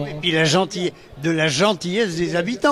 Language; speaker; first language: French; native; French